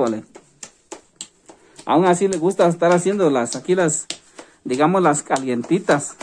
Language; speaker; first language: Spanish; native; Spanish